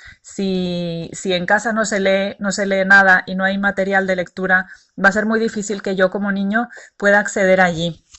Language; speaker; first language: Spanish; native; Spanish